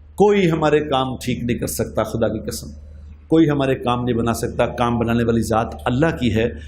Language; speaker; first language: Urdu; non-native, local second language; Punjabi